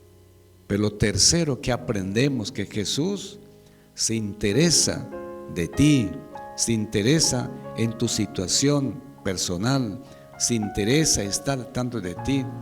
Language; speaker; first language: Spanish; native; Spanish